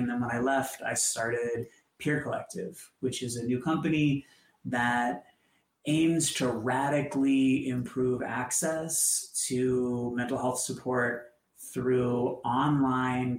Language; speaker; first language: English; native; English